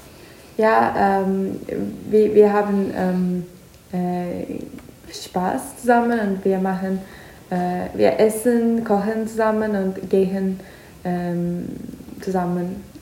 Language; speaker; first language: German; non-native, learner; Turkish